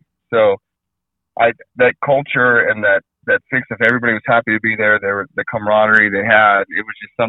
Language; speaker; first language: English; native; English